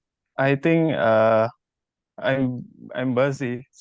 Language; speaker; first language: English; non-native, learner; Indonesian